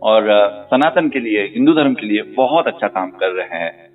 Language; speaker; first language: Hindi; non-native, local second language; Marathi